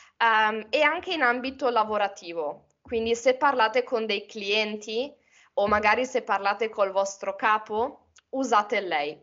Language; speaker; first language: Italian; native; Italian